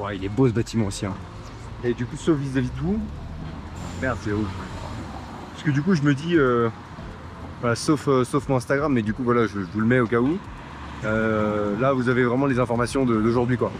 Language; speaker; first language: French; native; French